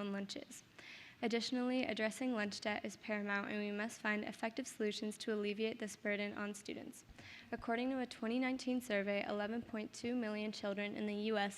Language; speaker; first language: English; native; English